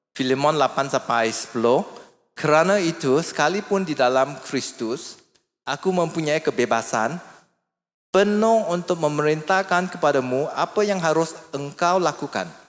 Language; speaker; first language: Malay; non-native, local second language; English